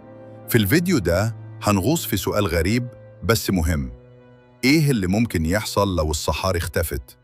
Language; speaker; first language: Arabic; native; Arabic